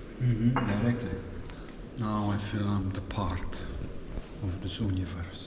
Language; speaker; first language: English; non-native, learner; Polish